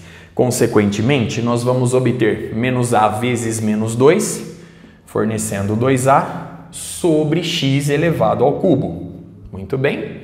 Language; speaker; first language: Portuguese; native; Portuguese